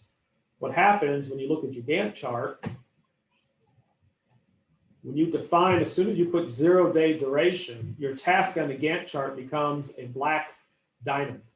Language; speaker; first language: English; native; English